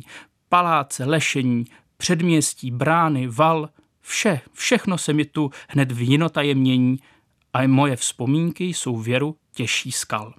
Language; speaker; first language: Czech; native; Czech